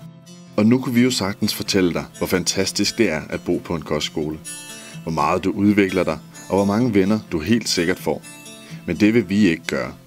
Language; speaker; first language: Danish; native; Danish